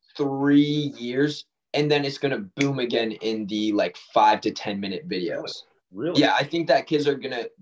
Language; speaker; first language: English; native; English